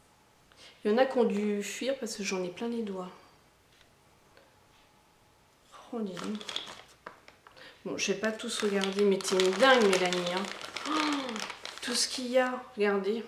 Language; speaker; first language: French; native; French